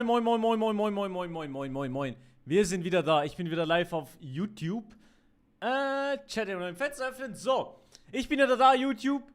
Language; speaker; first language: German; native; German